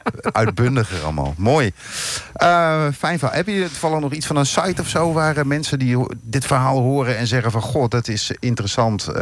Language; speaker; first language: Dutch; native; Dutch